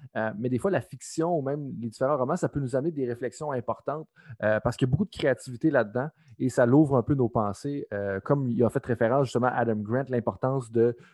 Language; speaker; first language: French; native; French